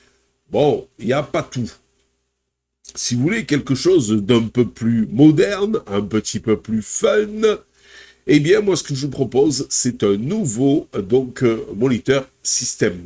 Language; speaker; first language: French; native; French